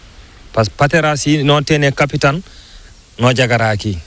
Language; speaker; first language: Spanish; non-native, learner; Fula